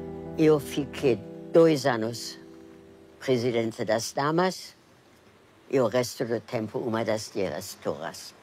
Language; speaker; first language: Portuguese; non-native, fluent; German